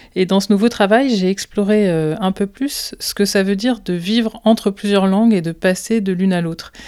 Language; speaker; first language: French; native; French